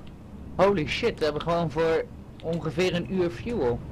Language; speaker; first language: Dutch; native; Dutch